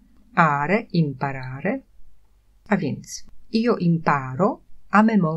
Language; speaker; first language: Italian; non-native, fluent; Polish